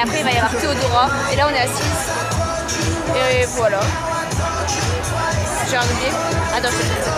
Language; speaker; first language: French; native; French